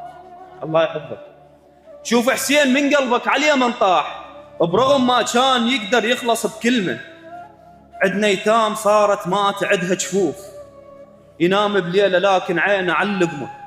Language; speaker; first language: Arabic; native; Arabic